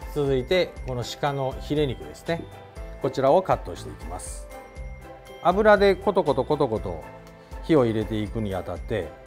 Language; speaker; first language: Japanese; native; Japanese